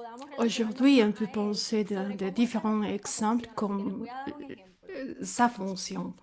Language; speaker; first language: French; non-native, fluent; Spanish